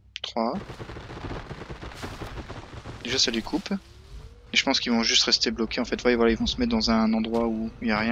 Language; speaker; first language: French; native; French